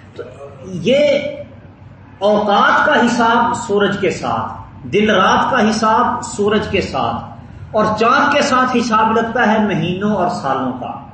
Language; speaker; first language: Urdu; non-native, local second language; Punjabi